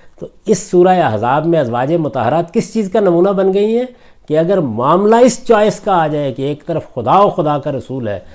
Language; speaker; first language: Urdu; non-native, local second language; Punjabi